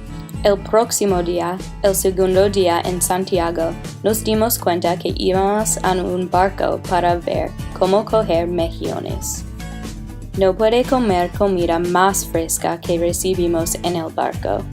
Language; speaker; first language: Spanish; non-native, learner; English